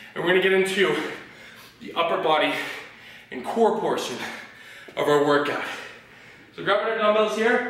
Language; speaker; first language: English; native; English